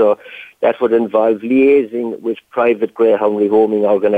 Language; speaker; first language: English; native; English